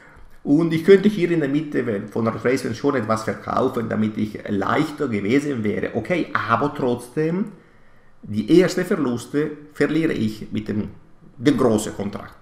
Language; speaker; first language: German; non-native, fluent; Italian